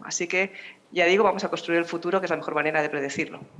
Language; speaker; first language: Spanish; native; Spanish